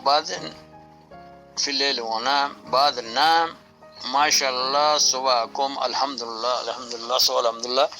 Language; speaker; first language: Arabic; non-native, learner; Urdu